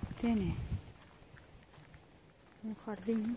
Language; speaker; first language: Spanish; native; Spanish